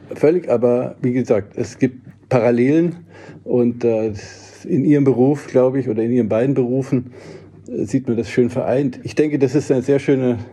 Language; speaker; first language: German; native; German